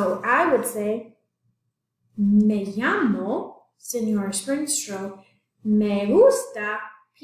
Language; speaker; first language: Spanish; non-native, fluent; English